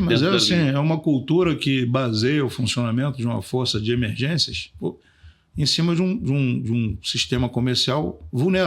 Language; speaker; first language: Portuguese; native; Portuguese